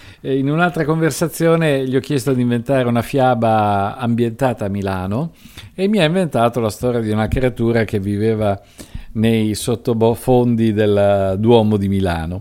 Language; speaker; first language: Italian; native; Italian